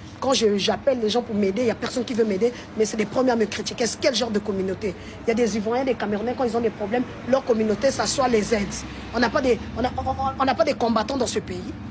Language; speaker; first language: French; non-native, local second language; Lingala